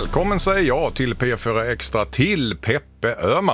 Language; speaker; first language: Swedish; native; Swedish